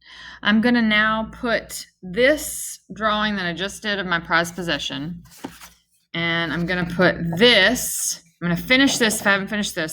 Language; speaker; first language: English; native; English